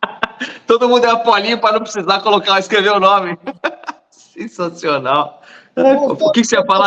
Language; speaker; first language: Portuguese; native; Portuguese